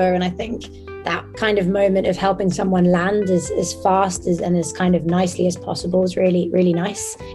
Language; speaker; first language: English; early bilingual, other home language; French